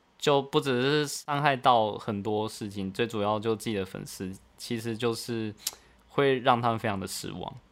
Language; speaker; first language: Chinese; native; Chinese